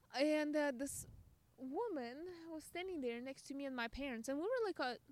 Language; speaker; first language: English; non-native, fluent; Russian